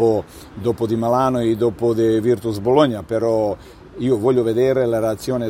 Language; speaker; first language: Italian; non-native, fluent; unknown